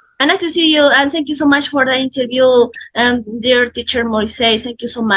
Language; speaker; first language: English; non-native, learner; Spanish